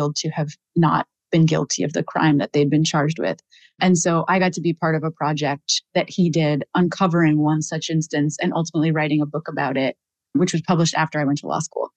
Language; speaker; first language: English; native; English